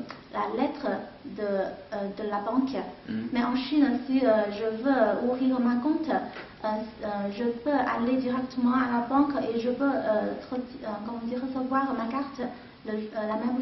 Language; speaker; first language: French; non-native, fluent; Chinese